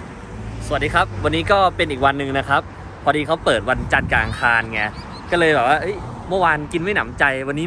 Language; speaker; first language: Thai; native; Thai